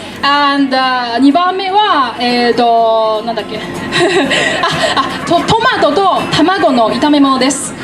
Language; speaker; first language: Japanese; non-native, fluent; Chinese